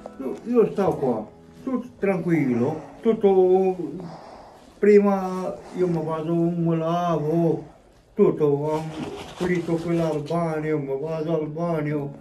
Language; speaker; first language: Italian; non-native, learner; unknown